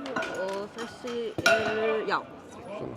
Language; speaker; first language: Icelandic; non-native, learner; English